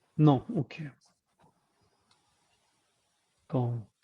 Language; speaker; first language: French; non-native, learner; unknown